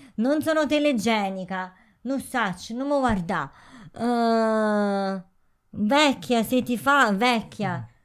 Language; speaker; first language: Italian; native; Italian